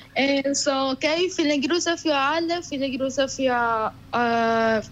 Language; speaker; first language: German; non-native, learner; Spanish